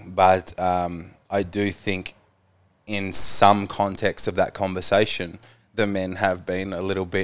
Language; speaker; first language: English; native; English